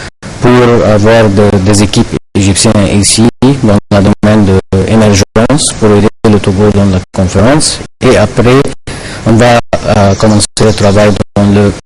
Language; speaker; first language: French; non-native, fluent; Arabic